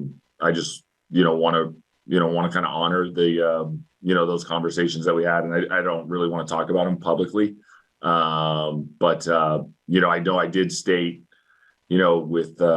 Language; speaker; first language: English; native; English